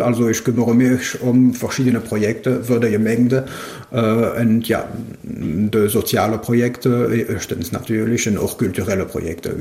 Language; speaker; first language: German; non-native, local second language; French